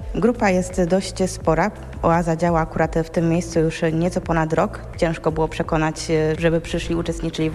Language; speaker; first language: Polish; native; Polish